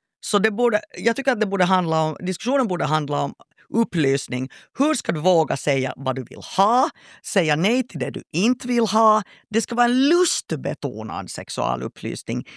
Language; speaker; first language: Swedish; native; Swedish